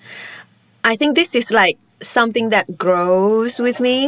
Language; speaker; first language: English; non-native, local second language; Chinese